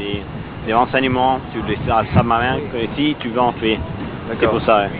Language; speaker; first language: French; non-native, learner; Arabic